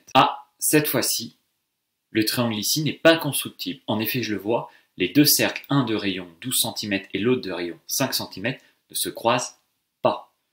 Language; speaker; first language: French; native; French